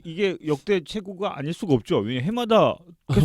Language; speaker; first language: Korean; native; Korean